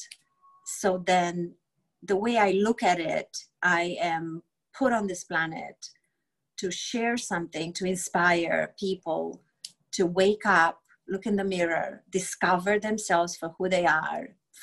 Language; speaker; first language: English; non-native, fluent; Romanian